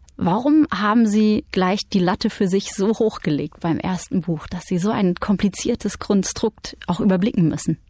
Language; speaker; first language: German; native; German